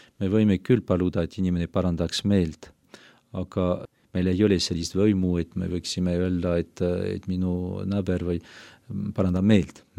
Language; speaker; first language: Estonian; non-native, fluent; French